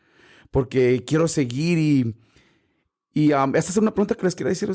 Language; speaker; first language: Spanish; early bilingual, heritage; Spanish